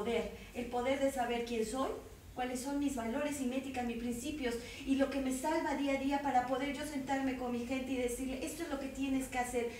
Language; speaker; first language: Spanish; native; Spanish